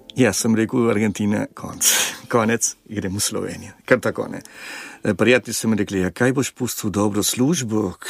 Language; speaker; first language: Slovenian; early bilingual, heritage; Slovenian